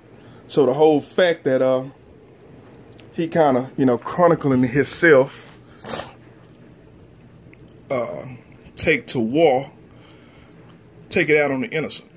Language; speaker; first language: English; native; English